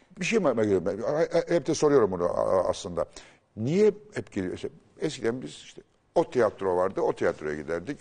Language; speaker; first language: Turkish; native; Turkish